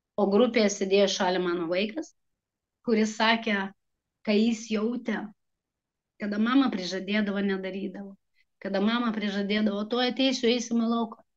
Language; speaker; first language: Lithuanian; non-native, local second language; Russian